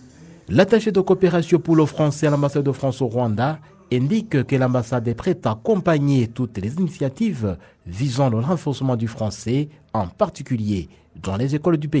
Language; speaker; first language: French; non-native, local second language; Kinyarwanda